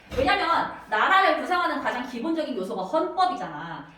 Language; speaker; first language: Korean; native; Korean